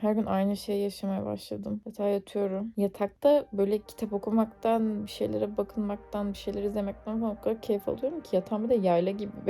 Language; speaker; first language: Turkish; native; Turkish